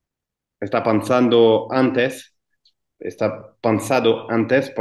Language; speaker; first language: Spanish; non-native, fluent; French